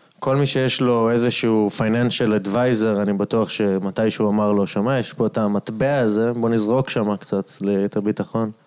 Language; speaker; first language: Hebrew; native; Hebrew